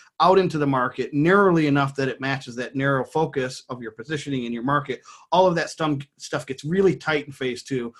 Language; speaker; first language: English; native; English